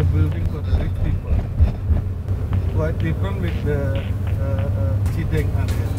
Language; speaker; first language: English; non-native, learner; Indonesian